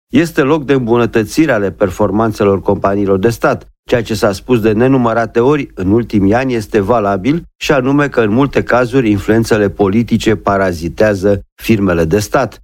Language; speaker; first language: Romanian; native; Romanian